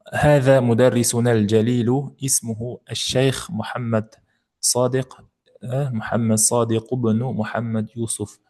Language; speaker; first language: Arabic; non-native, fluent; Uzbek